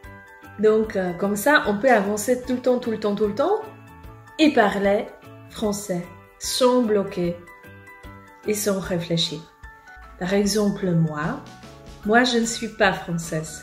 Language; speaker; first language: French; non-native, fluent; Polish